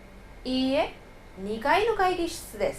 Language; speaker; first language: Japanese; non-native, fluent; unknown